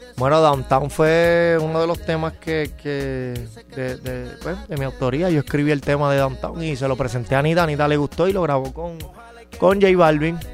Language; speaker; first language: Spanish; native; Spanish